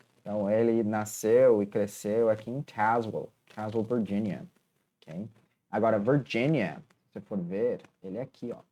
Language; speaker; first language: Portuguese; native; Portuguese